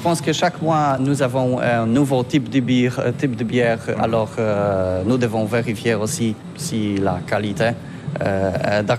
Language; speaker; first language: French; non-native, learner; Polish